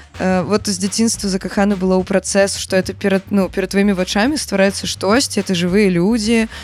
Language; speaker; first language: Belarusian; native; Belarusian